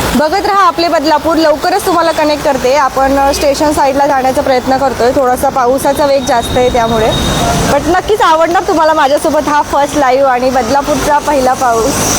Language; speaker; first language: Marathi; native; Marathi